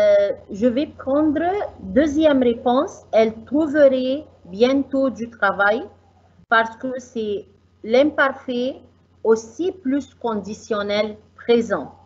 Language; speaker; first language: French; non-native, fluent; Arabic